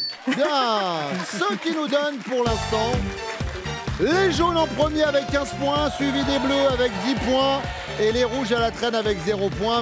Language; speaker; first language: French; native; French